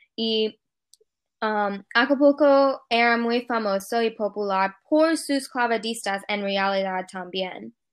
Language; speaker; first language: Spanish; non-native, learner; English